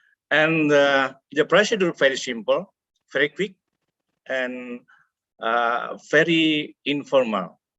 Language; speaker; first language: English; non-native, fluent; Indonesian